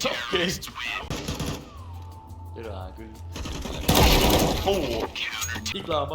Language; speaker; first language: Estonian; native; Estonian